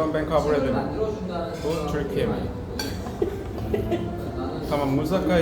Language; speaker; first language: Turkish; non-native, learner; Korean